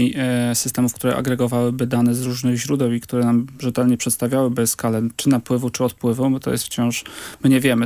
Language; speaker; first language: Polish; native; Polish